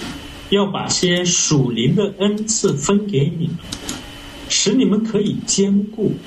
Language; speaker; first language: Chinese; native; Chinese